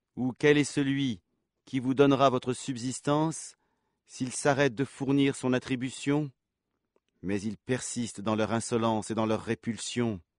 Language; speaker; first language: French; native; French